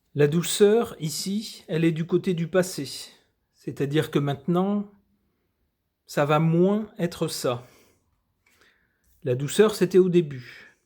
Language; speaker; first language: French; native; French